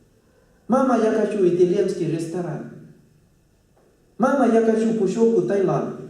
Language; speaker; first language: Russian; non-native, fluent; Thai